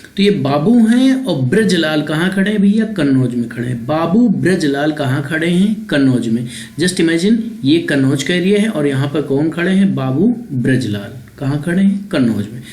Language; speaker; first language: Hindi; native; Hindi